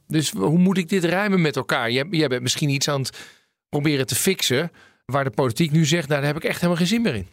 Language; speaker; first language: Dutch; native; Dutch